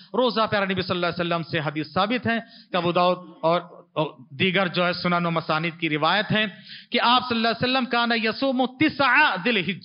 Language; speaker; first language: Urdu; native; Urdu